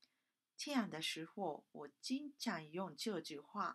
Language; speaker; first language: Chinese; non-native, fluent; Japanese